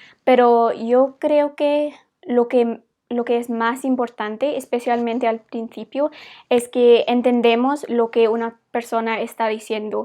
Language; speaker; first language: Spanish; non-native, fluent; English